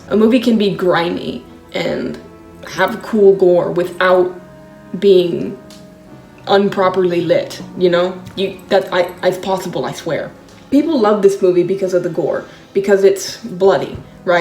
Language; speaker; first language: English; native; English